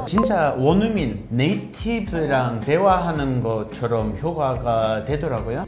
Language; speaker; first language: Korean; non-native, fluent; English